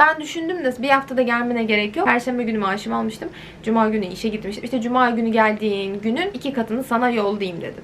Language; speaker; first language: Turkish; native; Turkish